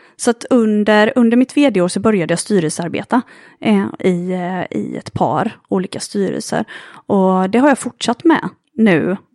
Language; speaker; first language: Swedish; native; Swedish